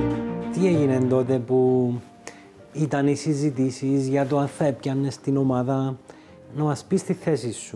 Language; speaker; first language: Greek; native; Greek